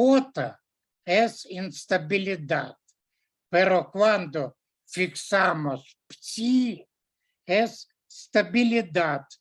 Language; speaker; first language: Spanish; non-native, learner; Russian